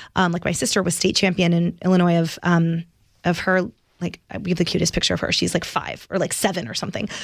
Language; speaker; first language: English; native; English